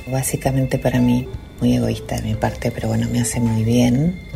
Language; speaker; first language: Spanish; native; Spanish